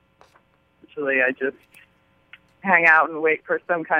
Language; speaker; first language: English; native; English